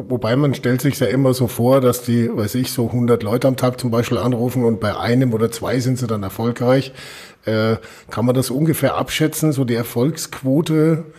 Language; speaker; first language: German; native; German